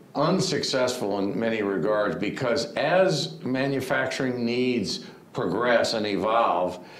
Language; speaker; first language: English; native; English